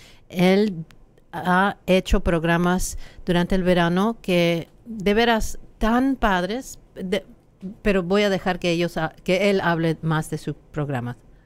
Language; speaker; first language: Spanish; non-native, fluent; English